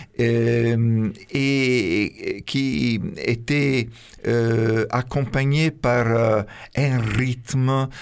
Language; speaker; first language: French; non-native, fluent; Italian